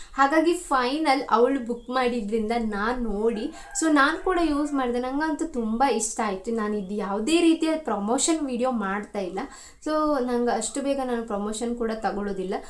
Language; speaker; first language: Kannada; non-native, local second language; Tulu